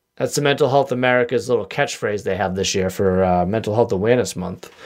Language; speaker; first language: English; native; English